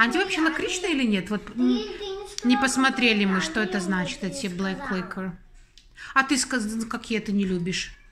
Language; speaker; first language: Russian; native; Russian